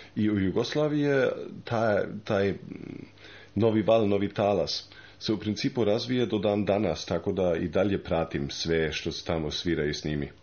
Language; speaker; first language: Croatian; non-native, fluent; German